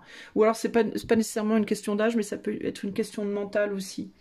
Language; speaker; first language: French; native; French